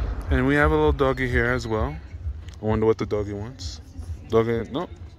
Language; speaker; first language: English; native; English